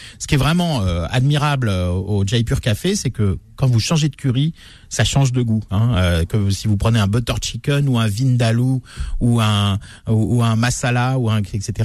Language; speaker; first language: French; native; French